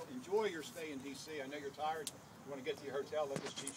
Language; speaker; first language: English; native; English